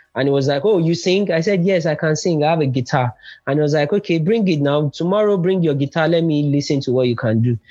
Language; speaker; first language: English; non-native, local second language; Yoruba